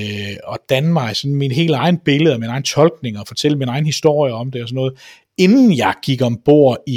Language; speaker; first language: Danish; native; Danish